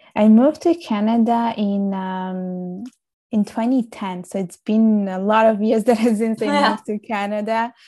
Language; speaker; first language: English; early bilingual, other home language; Italian